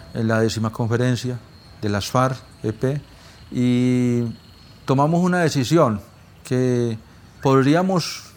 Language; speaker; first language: Spanish; native; Spanish